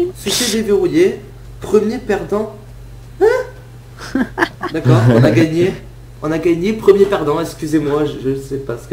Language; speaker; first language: French; native; French